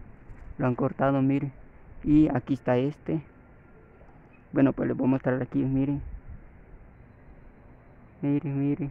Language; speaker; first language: Spanish; native; Spanish